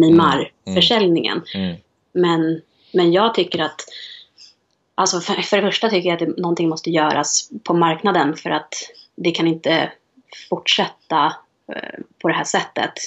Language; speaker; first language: Swedish; native; Swedish